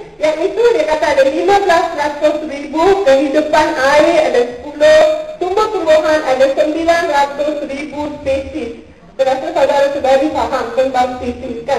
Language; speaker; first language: Malay; non-native, local second language; Tamil